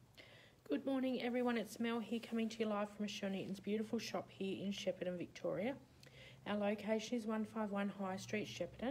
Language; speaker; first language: English; native; English